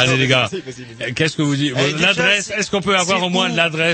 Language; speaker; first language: French; native; French